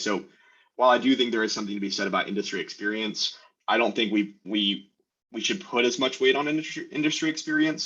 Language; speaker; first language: English; native; English